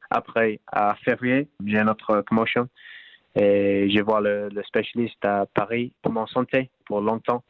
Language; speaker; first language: French; non-native, learner; English